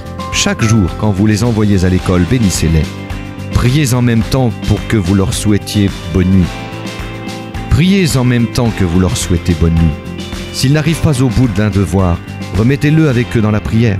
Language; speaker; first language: French; native; French